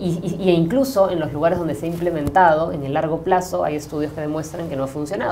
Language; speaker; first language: Spanish; native; Spanish